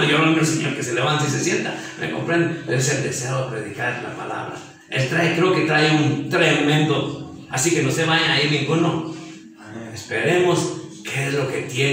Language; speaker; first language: Spanish; native; Spanish